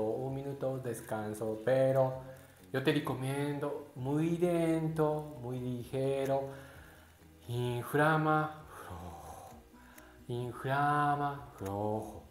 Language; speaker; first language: Spanish; non-native, learner; Japanese